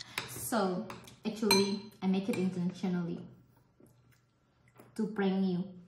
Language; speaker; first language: English; non-native, learner; Indonesian